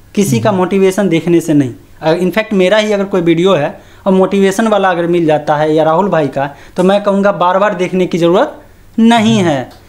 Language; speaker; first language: Hindi; native; Hindi